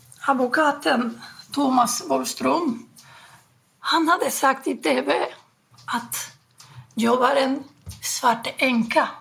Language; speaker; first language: Swedish; non-native, fluent; Spanish